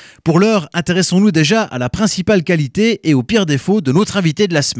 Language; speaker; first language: French; native; French